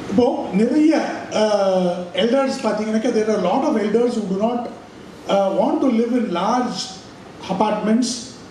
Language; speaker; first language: English; non-native, local second language; Tamil